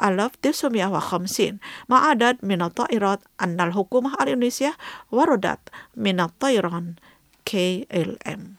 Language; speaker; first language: Arabic; non-native, fluent; Indonesian